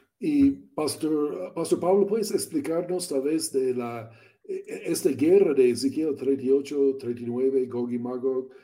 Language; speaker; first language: Spanish; non-native, learner; English